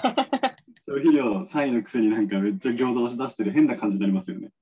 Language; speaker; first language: Japanese; native; Japanese